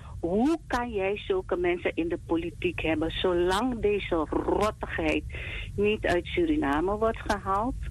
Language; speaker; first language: Dutch; native; Dutch